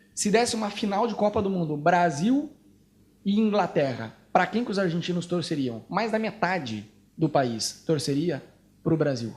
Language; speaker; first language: Portuguese; native; Portuguese